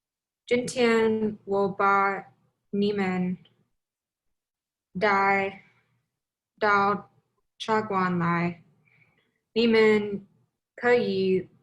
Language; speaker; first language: Chinese; non-native, learner; English